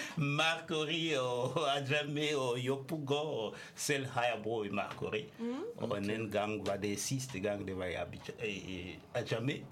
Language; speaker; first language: Danish; non-native, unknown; French